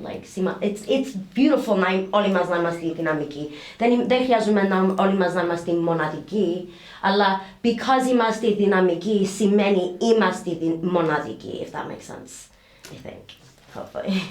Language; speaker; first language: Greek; early bilingual, heritage; English